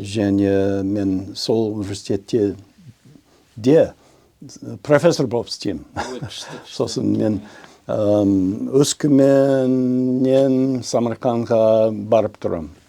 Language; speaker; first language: Kazakh; non-native, learner; English